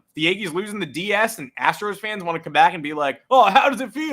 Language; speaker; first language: English; native; English